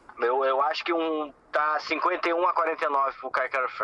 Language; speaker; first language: Portuguese; native; Portuguese